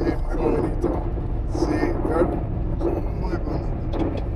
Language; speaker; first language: Spanish; non-native, learner; English